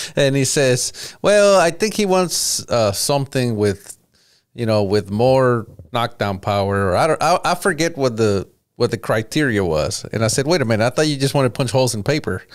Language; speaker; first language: English; early bilingual, other home language; Spanish